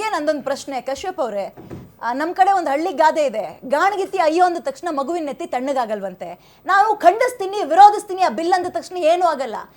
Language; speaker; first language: Kannada; native; Kannada